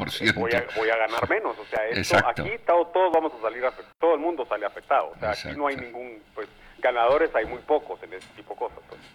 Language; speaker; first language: Spanish; native; Spanish